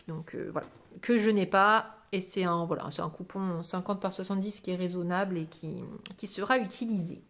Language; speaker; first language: French; native; French